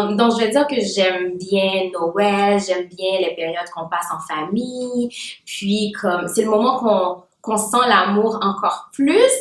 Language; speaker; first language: French; non-native, local second language; Haitian Creole